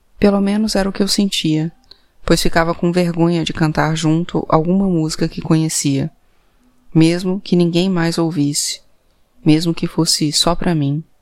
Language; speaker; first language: Portuguese; native; Portuguese